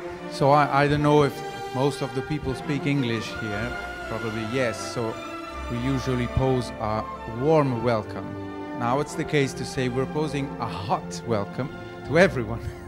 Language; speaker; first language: English; non-native, fluent; Italian